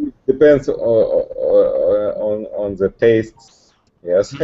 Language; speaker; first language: English; non-native, learner; Russian